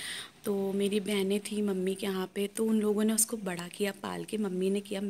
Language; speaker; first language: Hindi; native; Hindi